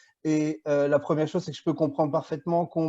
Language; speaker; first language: French; native; French